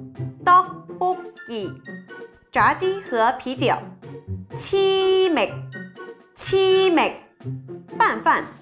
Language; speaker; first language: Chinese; non-native, fluent; Korean